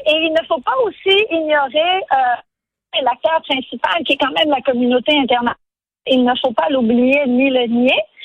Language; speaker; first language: French; native; French